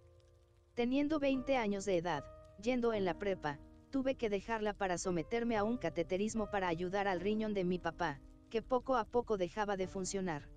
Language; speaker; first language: Spanish; native; Spanish